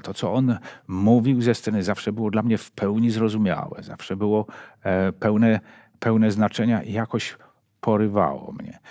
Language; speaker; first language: Polish; native; Polish